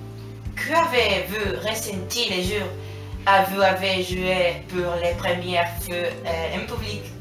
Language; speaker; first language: French; non-native, learner; Spanish